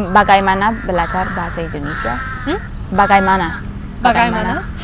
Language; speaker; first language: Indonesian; non-native, learner; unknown